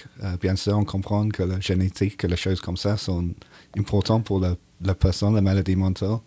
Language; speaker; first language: French; non-native, learner; English